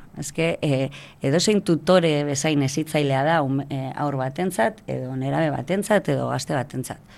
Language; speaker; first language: Basque; native; Basque